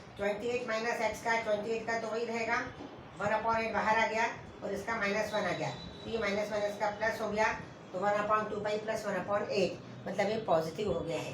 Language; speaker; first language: Hindi; native; Hindi